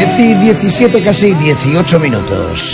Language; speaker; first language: Spanish; native; Spanish